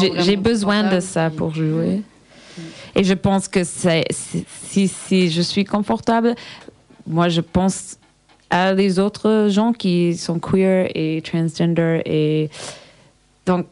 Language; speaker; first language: French; non-native, learner; English